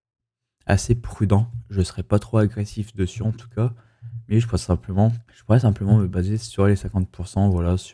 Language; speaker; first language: French; native; French